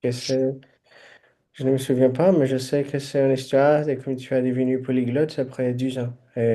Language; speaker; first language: French; non-native, fluent; Portuguese